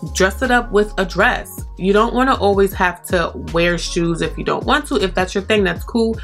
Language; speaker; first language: English; native; English